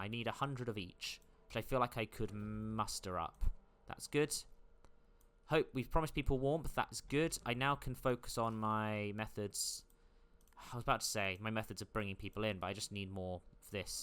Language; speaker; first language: English; native; English